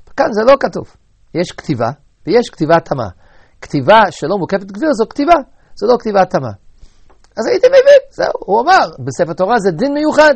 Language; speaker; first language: Hebrew; native; Hebrew